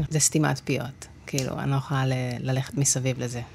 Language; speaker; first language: Hebrew; native; Hebrew